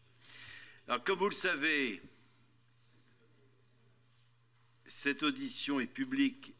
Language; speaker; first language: French; native; French